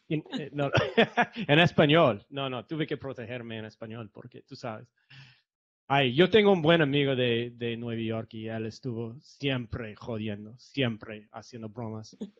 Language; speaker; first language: Spanish; non-native, fluent; English